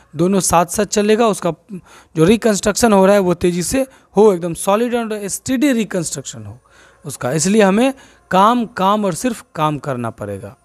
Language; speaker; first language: Hindi; non-native, local second language; Maithili